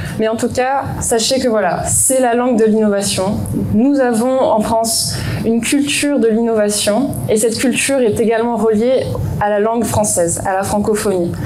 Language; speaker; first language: French; native; French